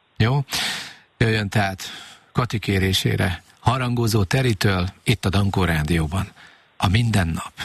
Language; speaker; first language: Hungarian; native; Hungarian